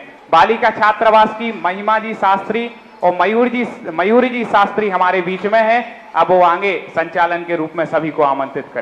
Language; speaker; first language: Hindi; native; Hindi